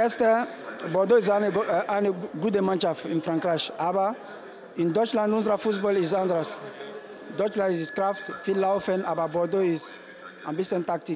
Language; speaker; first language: German; non-native, learner; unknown